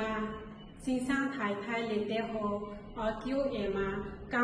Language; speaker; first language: Cantonese; non-native, learner; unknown